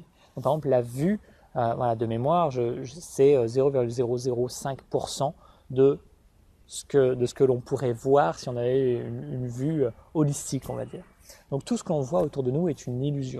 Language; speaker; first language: French; native; French